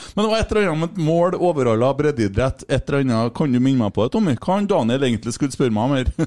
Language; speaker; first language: Norwegian; native; Norwegian